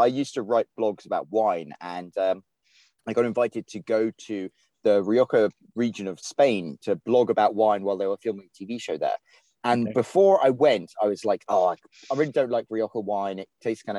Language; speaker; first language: English; native; English